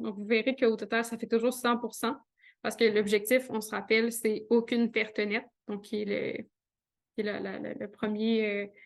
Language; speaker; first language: French; native; French